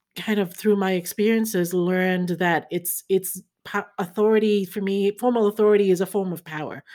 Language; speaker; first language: English; early bilingual, other home language; Chinese